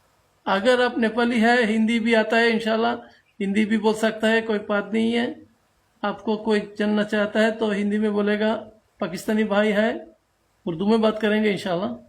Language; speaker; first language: Hindi; non-native, learner; Bangla